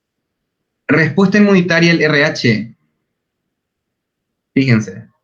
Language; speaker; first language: Spanish; native; Spanish